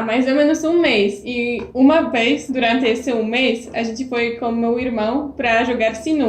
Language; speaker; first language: Portuguese; non-native, fluent; Polish